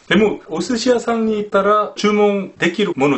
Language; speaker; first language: Japanese; non-native, fluent; Korean